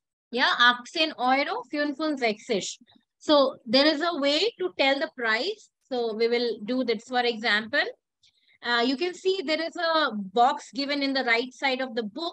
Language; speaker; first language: English; non-native, local second language; Hindi